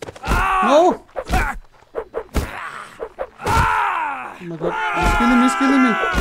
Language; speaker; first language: English; non-native, fluent; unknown